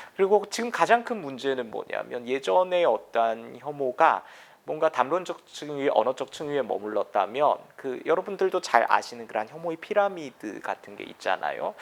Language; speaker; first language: Korean; native; Korean